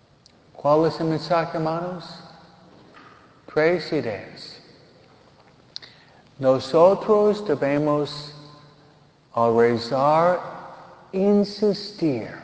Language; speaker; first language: Spanish; non-native, fluent; English